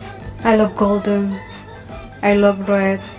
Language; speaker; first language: English; non-native, learner; Indonesian